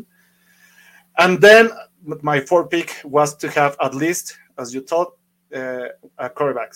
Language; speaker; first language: English; non-native, fluent; Spanish